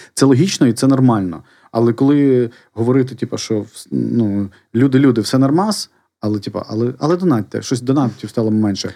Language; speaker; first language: Ukrainian; non-native, local second language; Russian